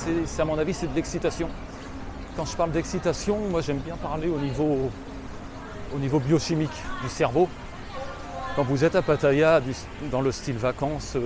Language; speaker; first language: French; native; French